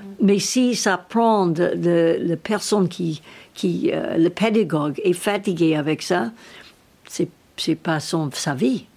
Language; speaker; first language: French; non-native, learner; English